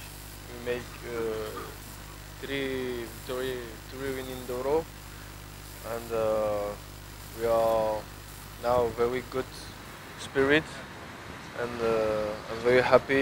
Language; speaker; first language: English; non-native, learner; French